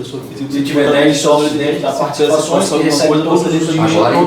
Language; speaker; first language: Portuguese; native; Portuguese